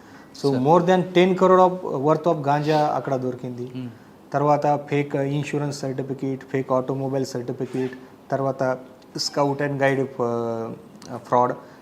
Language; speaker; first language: Telugu; non-native, fluent; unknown